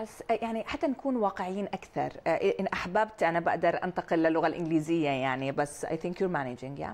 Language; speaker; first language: Arabic; native; Arabic